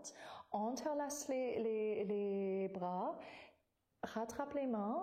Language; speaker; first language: French; non-native, fluent; English